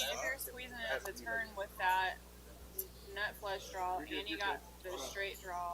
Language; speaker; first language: English; native; English